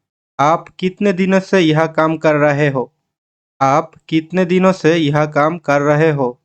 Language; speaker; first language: Hindi; non-native, learner; Bangla